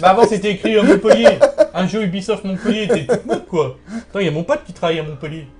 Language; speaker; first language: French; native; French